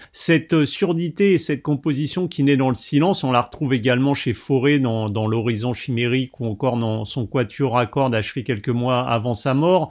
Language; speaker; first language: French; native; French